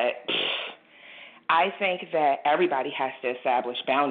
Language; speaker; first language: English; native; English